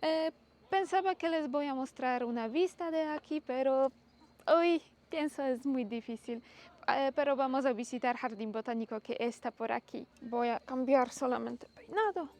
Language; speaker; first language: Spanish; non-native, learner; Polish